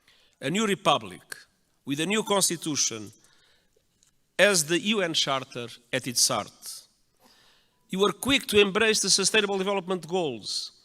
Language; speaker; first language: English; non-native, fluent; Portuguese